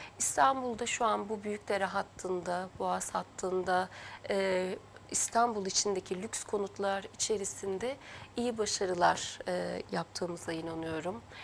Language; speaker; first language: Turkish; early bilingual, heritage; Turkish